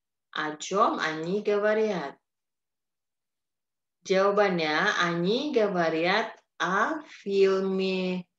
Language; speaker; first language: Russian; non-native, fluent; Indonesian